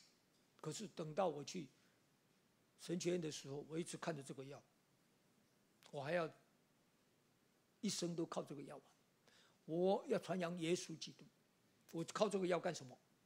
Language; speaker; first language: Chinese; native; Chinese